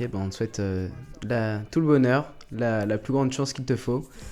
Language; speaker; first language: French; native; French